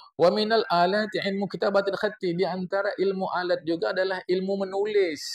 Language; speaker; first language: Indonesian; native; Indonesian